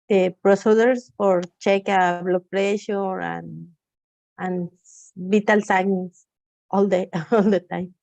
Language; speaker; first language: English; non-native, learner; Spanish